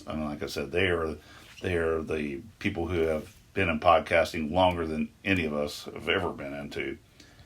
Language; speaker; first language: English; native; English